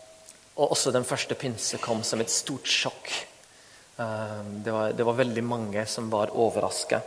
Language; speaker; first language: Norwegian; non-native, fluent; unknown